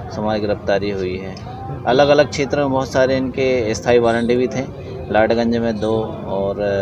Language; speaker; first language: Hindi; native; Hindi